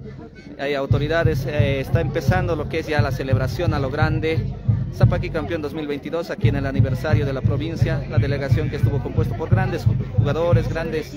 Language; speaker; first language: Spanish; native; Spanish